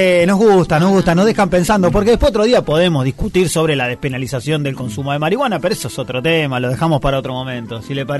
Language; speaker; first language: Spanish; native; Spanish